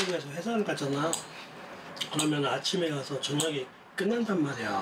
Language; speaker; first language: Korean; native; Korean